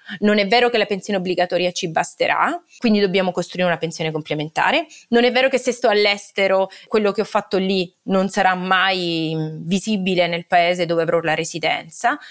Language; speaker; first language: Italian; native; Italian